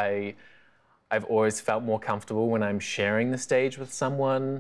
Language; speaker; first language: English; native; English